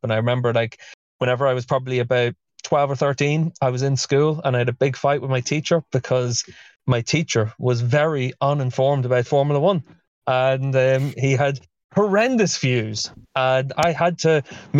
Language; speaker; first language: English; native; English